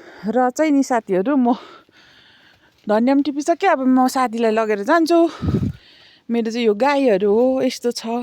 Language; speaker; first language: Nepali; non-native, local second language; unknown